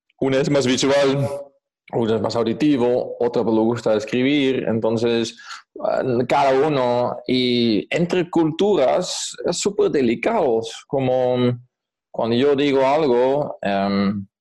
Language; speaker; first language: Spanish; non-native, fluent; Dutch